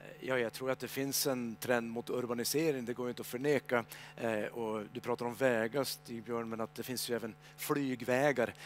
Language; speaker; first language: Swedish; native; Swedish